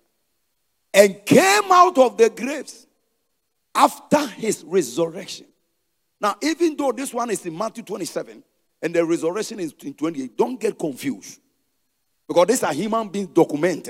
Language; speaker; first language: English; non-native, local second language; Akan